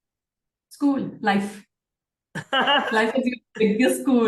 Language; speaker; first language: English; non-native, local second language; Hindi